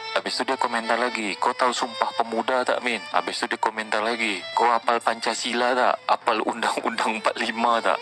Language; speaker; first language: Malay; native; Malay